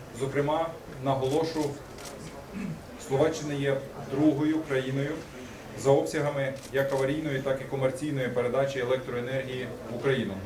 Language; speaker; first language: Ukrainian; native; Ukrainian